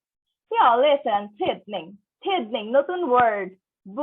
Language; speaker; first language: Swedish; non-native, learner; Bangla